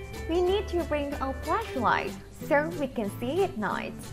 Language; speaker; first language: English; non-native, fluent; Vietnamese